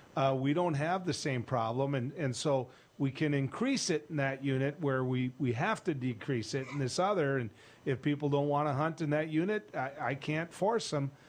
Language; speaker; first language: English; native; English